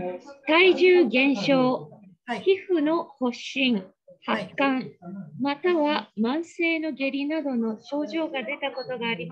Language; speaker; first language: Japanese; native; Japanese